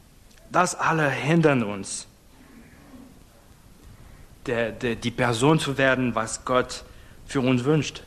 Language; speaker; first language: German; non-native, fluent; English